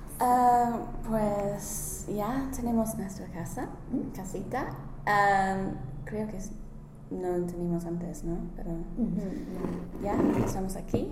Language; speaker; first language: Spanish; non-native, learner; English